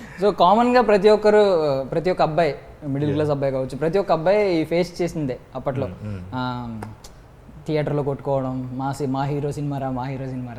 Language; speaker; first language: Telugu; native; Telugu